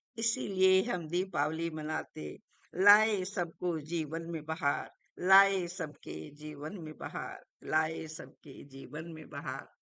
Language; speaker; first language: Hindi; native; Hindi